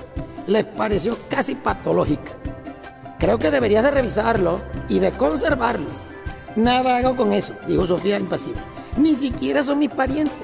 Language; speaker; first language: Spanish; native; Spanish